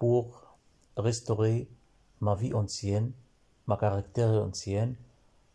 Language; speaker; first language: French; non-native, learner; Arabic